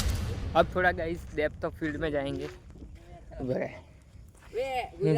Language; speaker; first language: Hindi; non-native, local second language; Gujarati